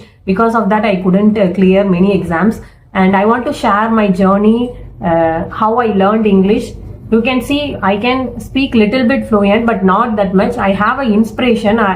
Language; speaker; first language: English; non-native, learner; Tamil